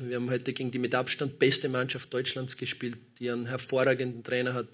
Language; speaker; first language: German; native; German